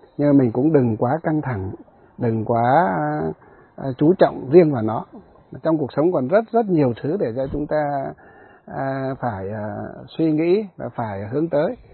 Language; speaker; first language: Vietnamese; non-native, local second language; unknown